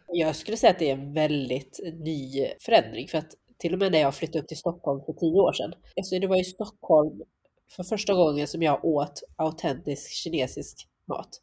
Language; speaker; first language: Swedish; early bilingual, other home language; Chinese